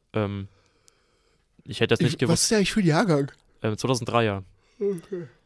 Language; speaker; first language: German; native; German